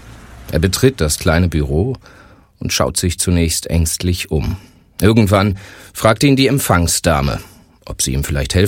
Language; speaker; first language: German; native; German